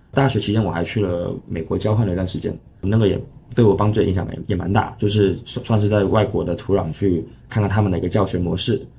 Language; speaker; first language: Chinese; non-native, local second language; Cantonese